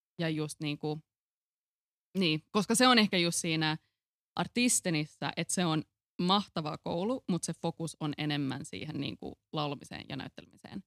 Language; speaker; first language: Finnish; non-native, local second language; Swedish